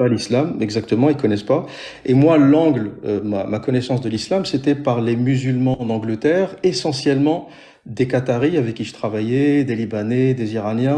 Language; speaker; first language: French; native; French